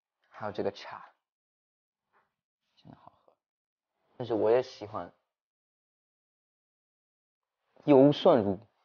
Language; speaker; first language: Chinese; early bilingual, heritage; Chinese